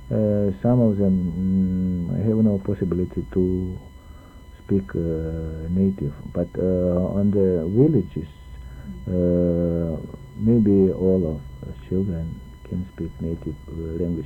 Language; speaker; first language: English; non-native, learner; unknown